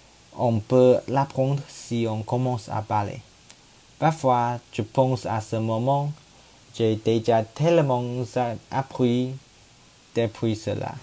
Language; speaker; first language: French; non-native, learner; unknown